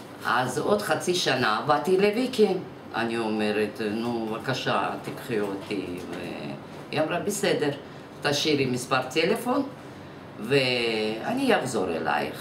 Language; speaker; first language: Hebrew; non-native, fluent; Russian